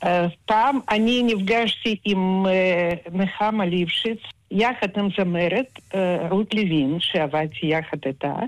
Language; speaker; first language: Hebrew; non-native, fluent; Russian